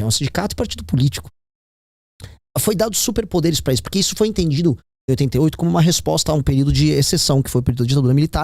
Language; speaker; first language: Portuguese; native; Portuguese